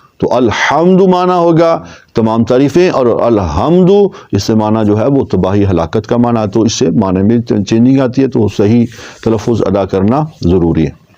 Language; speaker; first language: Urdu; non-native, local second language; Punjabi